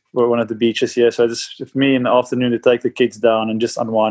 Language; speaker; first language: English; non-native, local second language; Afrikaans